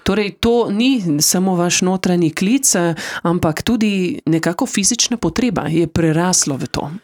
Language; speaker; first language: Slovenian; native; Slovenian